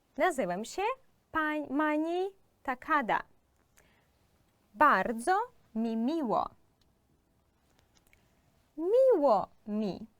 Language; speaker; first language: Polish; non-native, fluent; Ukrainian